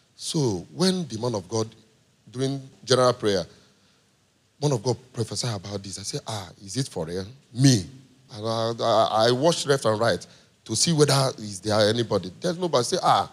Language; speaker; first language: English; non-native, local second language; Igbo